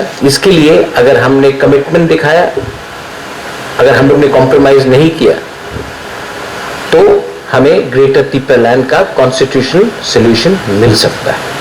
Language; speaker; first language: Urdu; non-native, local second language; Kok Borok